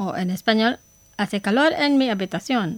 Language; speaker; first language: Spanish; non-native, fluent; Indonesian